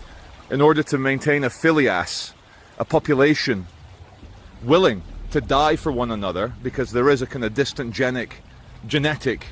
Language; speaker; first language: English; native; English